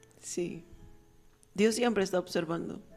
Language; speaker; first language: Spanish; native; Spanish